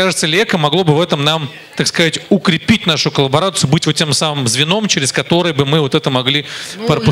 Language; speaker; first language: Russian; native; Russian